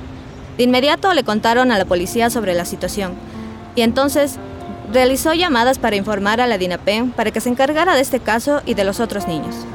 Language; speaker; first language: Spanish; native; Spanish